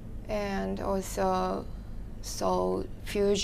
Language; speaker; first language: English; non-native, learner; Japanese